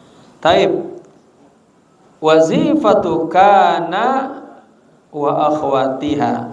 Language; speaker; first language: Arabic; non-native, fluent; Indonesian